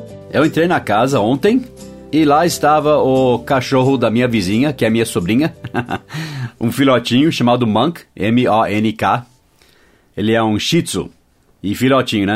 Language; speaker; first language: Portuguese; non-native, fluent; English